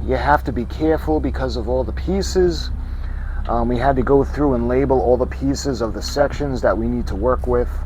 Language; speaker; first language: English; native; English